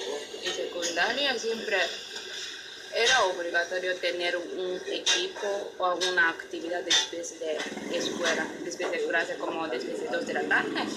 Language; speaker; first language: Spanish; non-native, learner; Japanese